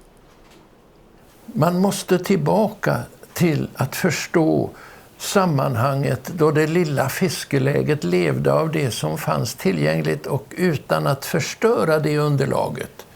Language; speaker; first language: Swedish; native; Swedish